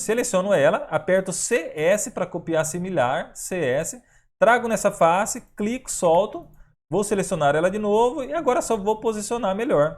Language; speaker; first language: Portuguese; native; Portuguese